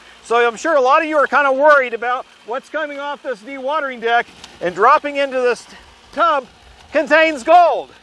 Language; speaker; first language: English; native; English